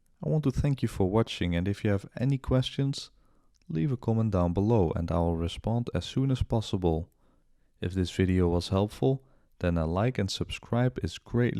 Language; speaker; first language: English; non-native, fluent; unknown